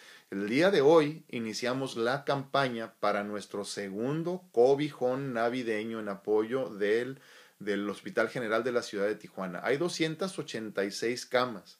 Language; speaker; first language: Spanish; native; Spanish